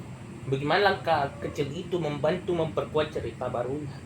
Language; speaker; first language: Indonesian; native; Indonesian